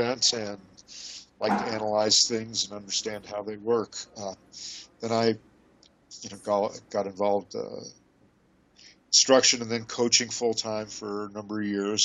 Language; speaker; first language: English; native; English